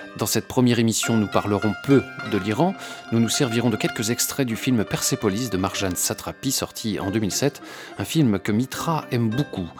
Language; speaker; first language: French; native; French